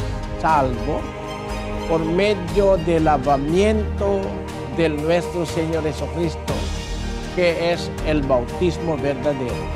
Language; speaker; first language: Spanish; non-native, learner; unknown